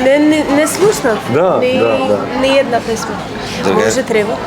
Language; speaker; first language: Macedonian; non-native, learner; Polish